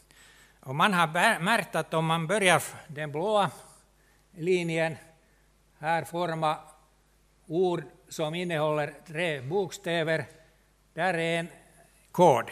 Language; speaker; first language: Swedish; non-native, local second language; Finnish